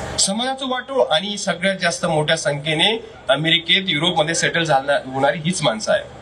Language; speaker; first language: Marathi; non-native, local second language; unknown